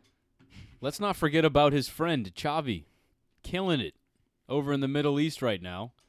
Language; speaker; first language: English; native; English